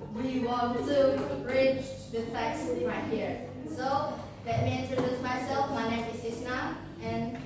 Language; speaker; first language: English; non-native, learner; Indonesian